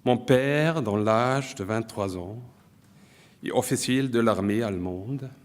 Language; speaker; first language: French; non-native, fluent; German